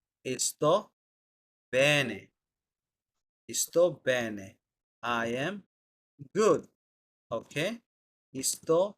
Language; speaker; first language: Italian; non-native, fluent; Bangla